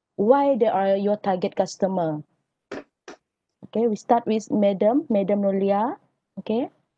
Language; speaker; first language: English; non-native, local second language; Malay